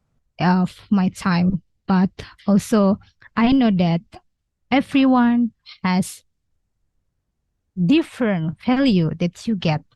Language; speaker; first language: English; non-native, learner; Indonesian